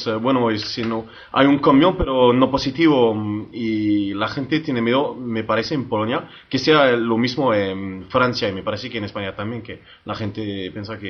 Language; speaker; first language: Spanish; early bilingual, heritage; French